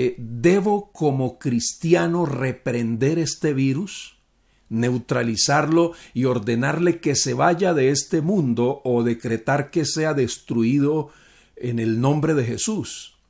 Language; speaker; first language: Spanish; native; Spanish